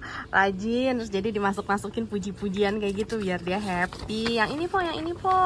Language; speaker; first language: Indonesian; native; Indonesian